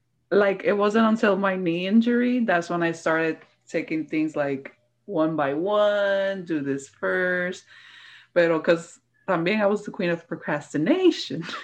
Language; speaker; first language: English; early bilingual, other home language; Spanish